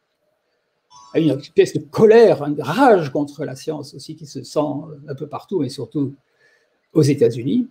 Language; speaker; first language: French; native; French